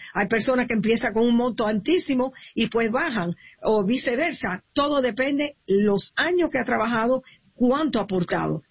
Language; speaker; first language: Spanish; early bilingual, heritage; Spanish